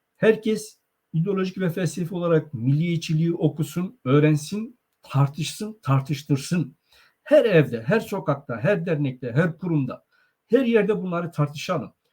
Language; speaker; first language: Turkish; non-native, local second language; Zaza